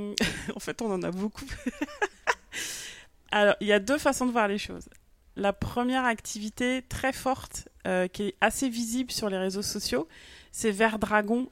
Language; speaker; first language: French; native; French